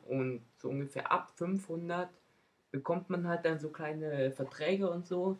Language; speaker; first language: German; native; German